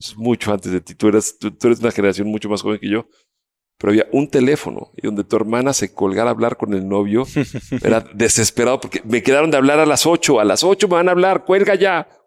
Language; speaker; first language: Spanish; native; Spanish